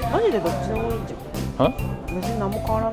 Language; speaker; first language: Japanese; native; Japanese